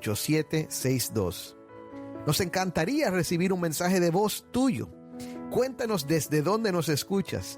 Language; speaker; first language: Spanish; native; Spanish